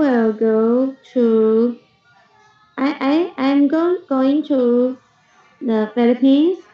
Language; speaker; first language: English; non-native, learner; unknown